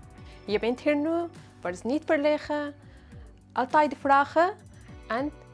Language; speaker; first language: Dutch; non-native, learner; Arabic